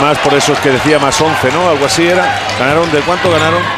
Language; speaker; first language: Spanish; native; Spanish